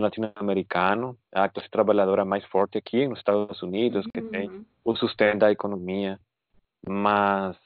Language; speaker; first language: Portuguese; non-native, fluent; Spanish